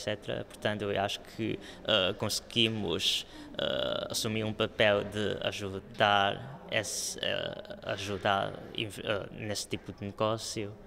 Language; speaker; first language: Portuguese; non-native, local second language; Chinese